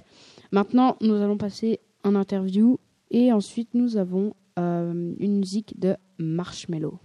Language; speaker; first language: French; native; French